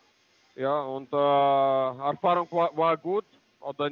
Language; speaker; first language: German; non-native, learner; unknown